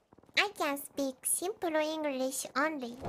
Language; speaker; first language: English; non-native, learner; Japanese